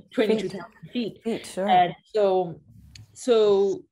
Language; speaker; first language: English; non-native, local second language; Bangla